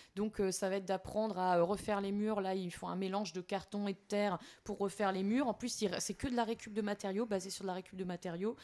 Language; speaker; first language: French; native; French